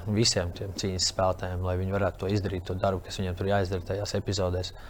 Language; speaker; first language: Latvian; native; Latvian